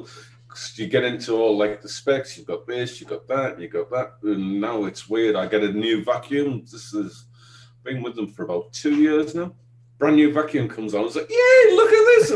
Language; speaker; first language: English; native; English